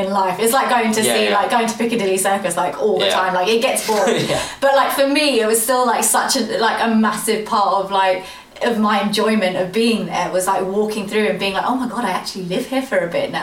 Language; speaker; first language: English; native; English